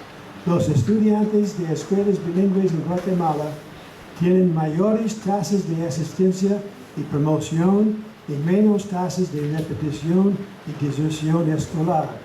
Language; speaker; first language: Spanish; non-native, fluent; English